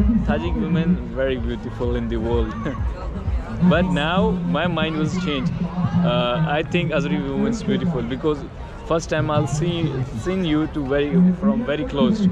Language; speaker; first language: English; non-native, learner; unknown